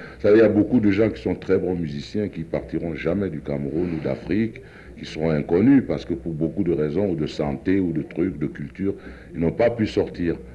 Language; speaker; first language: French; non-native, local second language; Duala